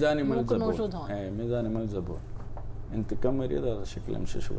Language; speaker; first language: Arabic; non-native, learner; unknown